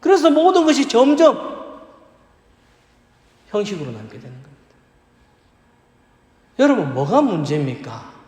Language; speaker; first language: Korean; native; Korean